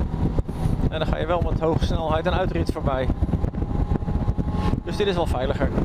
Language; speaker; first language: Dutch; native; Dutch